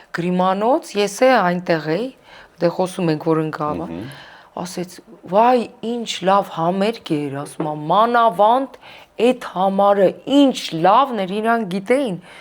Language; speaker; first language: Armenian; early bilingual, heritage; Armenian